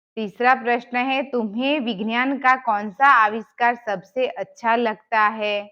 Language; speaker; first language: Hindi; non-native, local second language; Gujarati